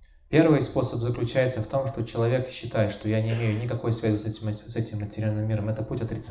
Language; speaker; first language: Russian; native; Russian